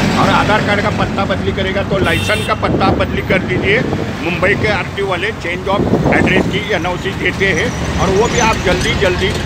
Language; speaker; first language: Hindi; non-native, local second language; Marathi